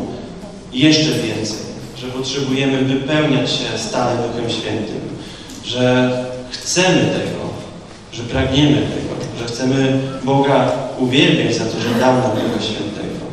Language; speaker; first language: Polish; native; Polish